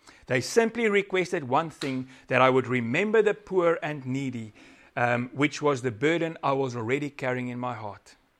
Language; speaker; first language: English; non-native, local second language; Afrikaans